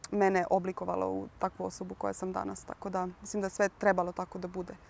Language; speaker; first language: Serbian; early bilingual, other home language; Slovenian